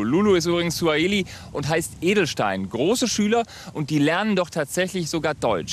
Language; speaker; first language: German; native; German